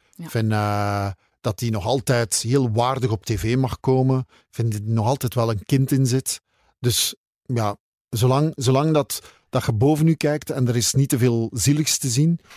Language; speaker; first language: Dutch; native; Dutch